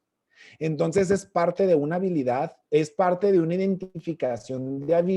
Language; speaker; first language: Spanish; native; Spanish